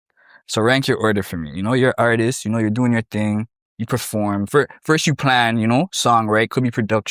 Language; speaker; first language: English; native; English